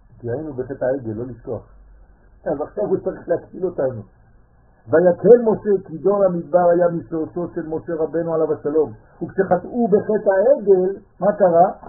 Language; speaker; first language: Hebrew; non-native, fluent; French